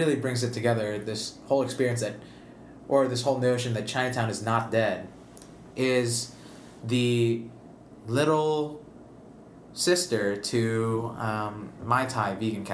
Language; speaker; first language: English; non-native, local second language; Filipino